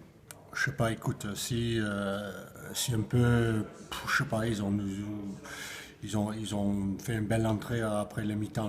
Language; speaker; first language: French; non-native, fluent; English